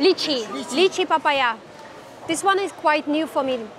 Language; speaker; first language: English; non-native, learner; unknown